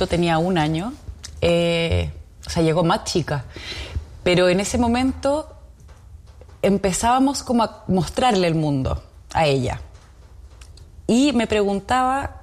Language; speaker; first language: Spanish; native; Spanish